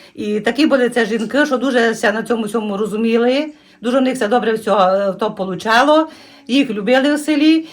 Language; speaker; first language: Ukrainian; native; Ukrainian